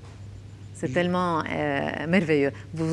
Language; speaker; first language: French; non-native, local second language; Arabic